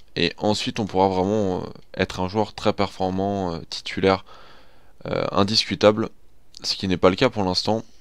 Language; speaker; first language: French; native; French